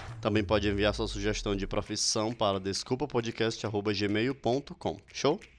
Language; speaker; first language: Portuguese; native; Portuguese